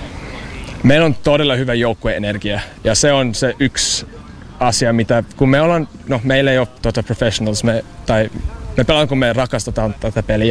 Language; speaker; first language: Finnish; non-native, fluent; English